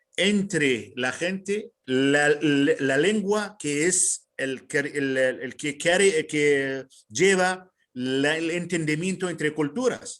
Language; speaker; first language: Spanish; non-native, fluent; Arabic